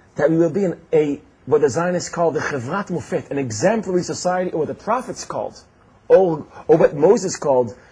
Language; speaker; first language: English; non-native, fluent; Hebrew